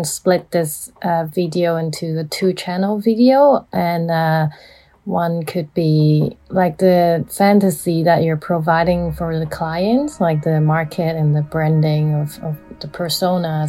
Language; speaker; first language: English; non-native, local second language; Cantonese